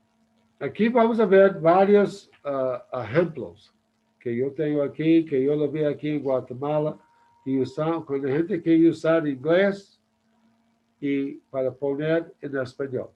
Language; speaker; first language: Spanish; non-native, learner; English